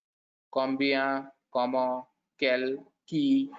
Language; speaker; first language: French; non-native, learner; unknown